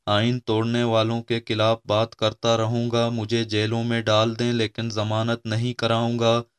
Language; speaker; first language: Urdu; non-native, local second language; Baluchi